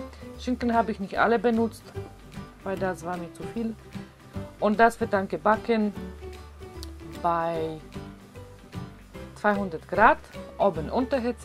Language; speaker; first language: German; non-native, fluent; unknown